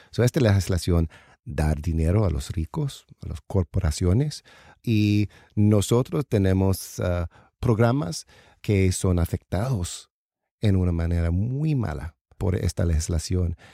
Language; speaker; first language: Spanish; non-native, learner; English